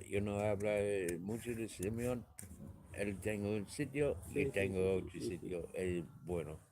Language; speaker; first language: Spanish; non-native, learner; English